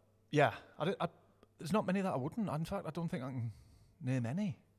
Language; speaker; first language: English; native; English